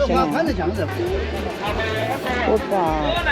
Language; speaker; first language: Spanish; native; Spanish